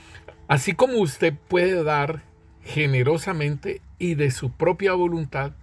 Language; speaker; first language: Spanish; native; Spanish